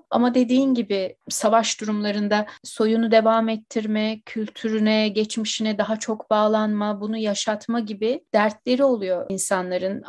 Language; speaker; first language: Turkish; native; Turkish